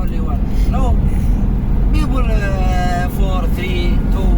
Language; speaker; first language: English; non-native, learner; Arabic